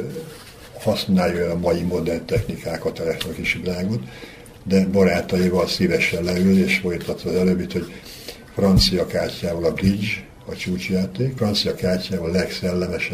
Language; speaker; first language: Hungarian; native; Hungarian